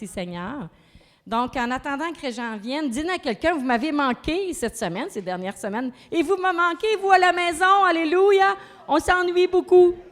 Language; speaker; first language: French; native; French